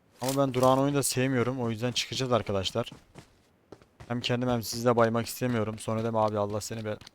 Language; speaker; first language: Turkish; native; Turkish